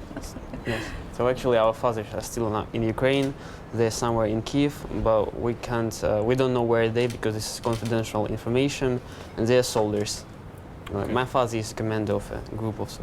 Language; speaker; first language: English; non-native, fluent; Ukrainian